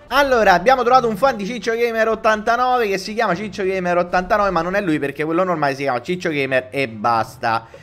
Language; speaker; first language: Italian; native; Italian